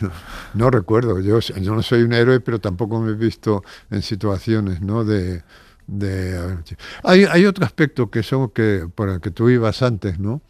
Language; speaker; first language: Spanish; native; Spanish